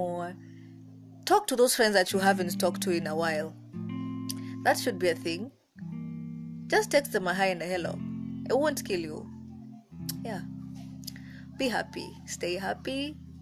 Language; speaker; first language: English; non-native, local second language; Kikuyu